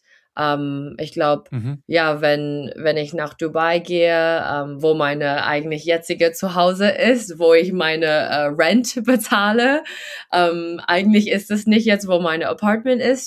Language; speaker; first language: German; early bilingual, heritage; German